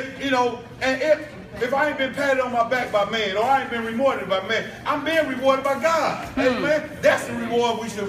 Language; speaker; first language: English; native; English